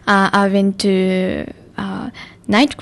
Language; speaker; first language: English; non-native, learner; Japanese